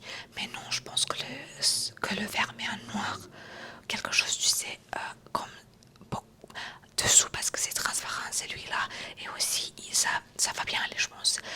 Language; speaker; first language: French; non-native, fluent; Romanian